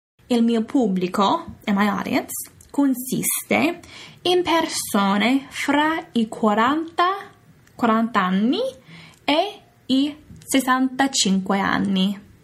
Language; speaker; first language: Italian; non-native, fluent; English